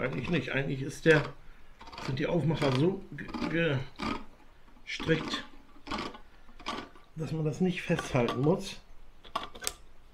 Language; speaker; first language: German; native; German